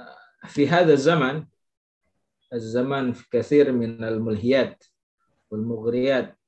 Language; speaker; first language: Arabic; non-native, fluent; Indonesian